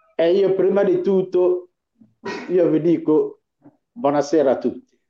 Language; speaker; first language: Italian; non-native, fluent; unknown